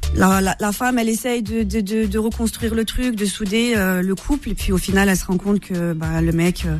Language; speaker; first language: French; native; French